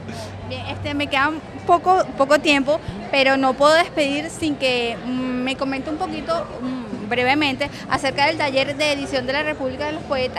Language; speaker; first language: Spanish; native; Spanish